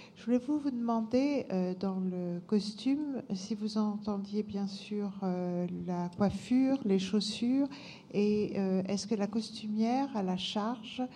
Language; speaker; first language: French; native; French